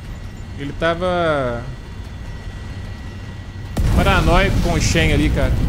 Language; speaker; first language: Portuguese; native; Portuguese